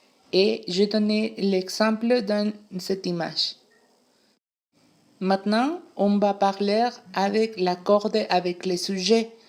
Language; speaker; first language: French; non-native, fluent; Spanish